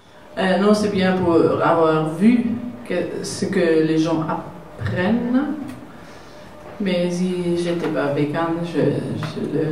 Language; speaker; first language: French; non-native, learner; German